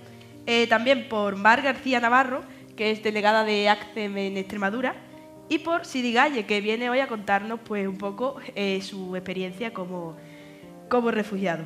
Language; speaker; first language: Spanish; native; Spanish